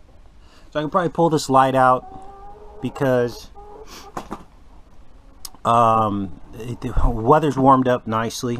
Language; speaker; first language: English; native; English